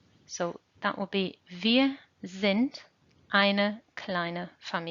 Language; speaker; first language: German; non-native, fluent; English